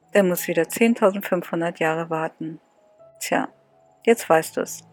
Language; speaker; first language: German; native; German